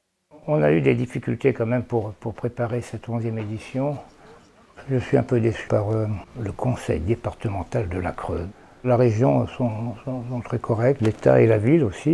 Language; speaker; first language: French; native; French